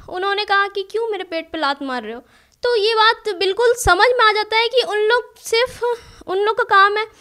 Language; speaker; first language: Hindi; native; Hindi